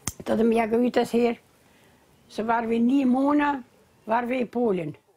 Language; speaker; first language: Swedish; native; Swedish